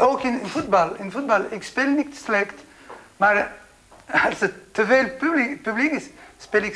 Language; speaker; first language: Dutch; non-native, local second language; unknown